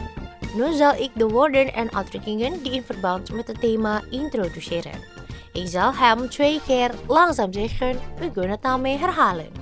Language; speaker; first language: Dutch; non-native, fluent; Indonesian